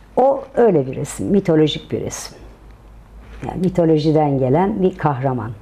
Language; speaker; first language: Turkish; native; Turkish